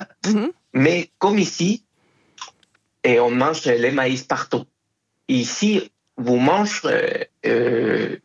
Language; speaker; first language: French; non-native, fluent; Spanish